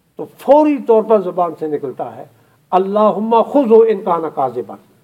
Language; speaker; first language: Urdu; non-native, local second language; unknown